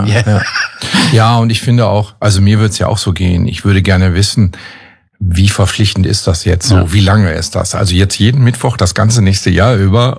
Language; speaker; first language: German; native; German